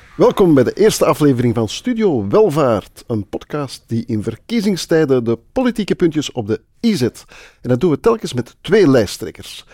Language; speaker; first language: Dutch; native; Dutch